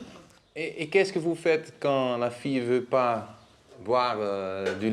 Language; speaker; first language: French; non-native, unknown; Dutch